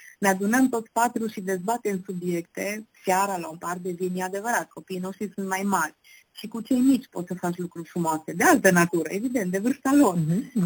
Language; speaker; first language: Romanian; native; Romanian